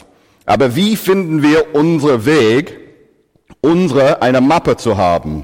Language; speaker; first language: German; non-native, fluent; English